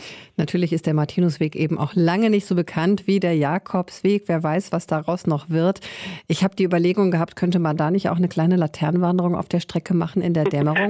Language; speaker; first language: German; native; German